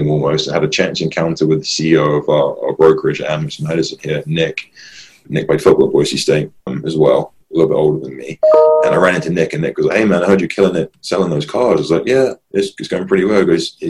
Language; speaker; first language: English; native; English